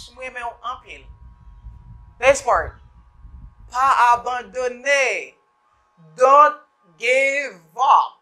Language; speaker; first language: English; non-native, fluent; Haitian Creole